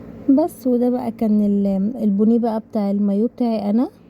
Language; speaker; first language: Arabic; native; Arabic